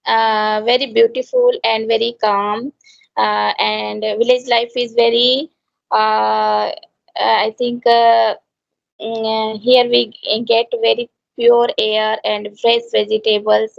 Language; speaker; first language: English; non-native, learner; Hindi